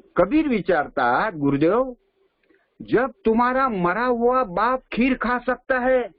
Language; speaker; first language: Hindi; non-native, local second language; Marathi